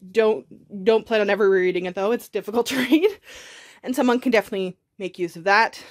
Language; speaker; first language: English; native; English